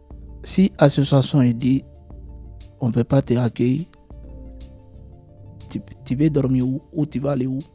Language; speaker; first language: French; non-native, learner; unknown